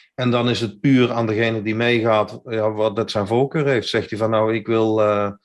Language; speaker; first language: Dutch; native; Dutch